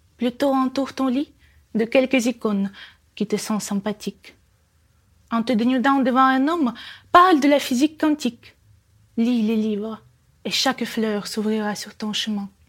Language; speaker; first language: French; non-native, fluent; Russian